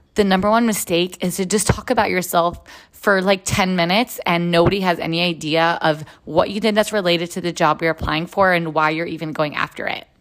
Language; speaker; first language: English; non-native, fluent; Hebrew